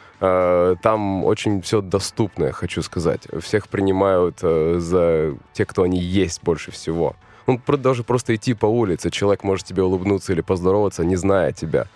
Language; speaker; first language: Russian; native; Russian